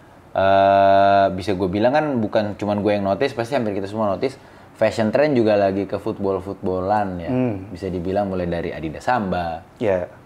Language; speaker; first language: Indonesian; native; Indonesian